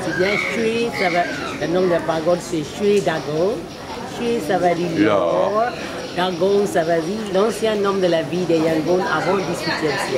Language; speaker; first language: French; non-native, local second language; Burmese